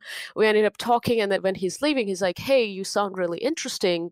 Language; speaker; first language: English; non-native, local second language; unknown